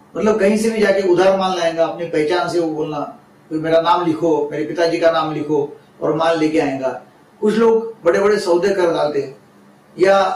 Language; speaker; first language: Hindi; non-native, local second language; Marathi